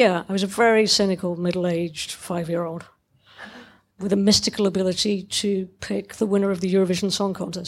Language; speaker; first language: English; native; English